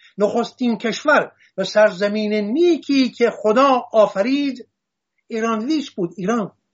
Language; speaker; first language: Persian; non-native, local second language; Assyrian Neo-Aramaic